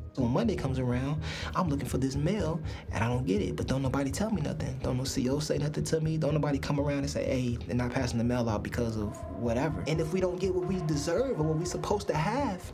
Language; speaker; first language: English; native; English